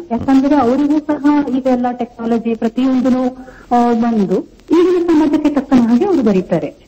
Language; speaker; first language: Kannada; native; Kannada